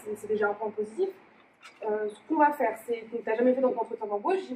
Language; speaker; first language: French; native; French